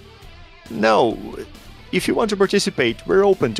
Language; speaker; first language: English; non-native, fluent; Portuguese